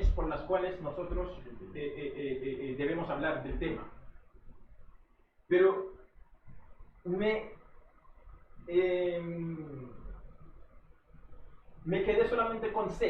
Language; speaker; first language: Spanish; non-native, fluent; Haitian Creole